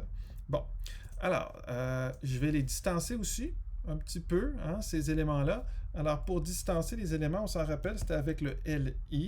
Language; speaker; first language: French; native; French